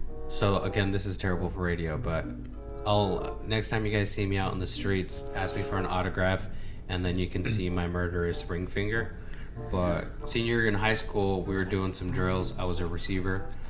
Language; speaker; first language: English; early bilingual, other home language; Spanish